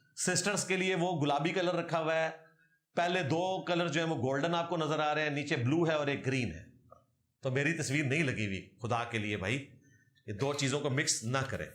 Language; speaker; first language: Urdu; non-native, local second language; Punjabi